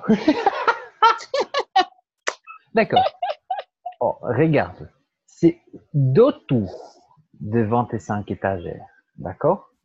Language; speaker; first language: French; non-native, fluent; Portuguese